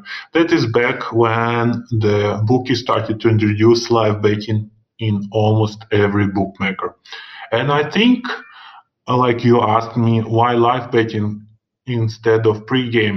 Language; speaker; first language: English; non-native, fluent; Russian